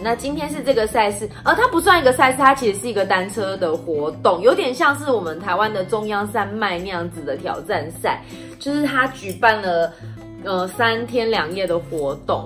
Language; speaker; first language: Chinese; native; Chinese